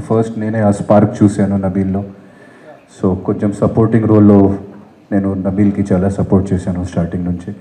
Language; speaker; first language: Telugu; non-native, fluent; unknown